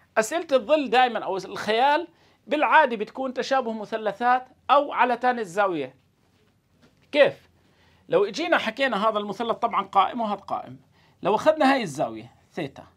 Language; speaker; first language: Arabic; native; Arabic